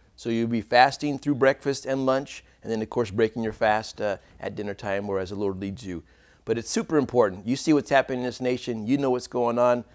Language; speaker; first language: English; native; English